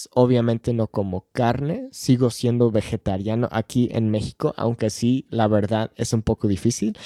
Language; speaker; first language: Spanish; non-native, fluent; English